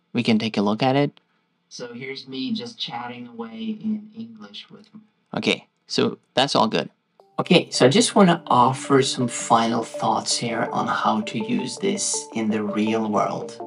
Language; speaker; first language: English; non-native, fluent; Norwegian